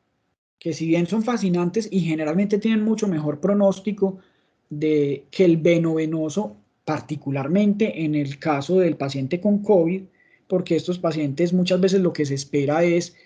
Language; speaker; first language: Spanish; native; Spanish